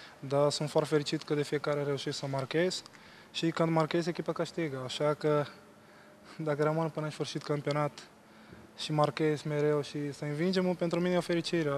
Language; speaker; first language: Romanian; non-native, fluent; Portuguese